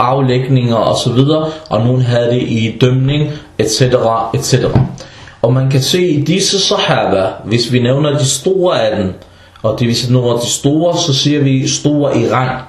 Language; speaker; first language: Danish; non-native, fluent; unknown